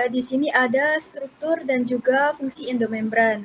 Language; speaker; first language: Indonesian; native; Indonesian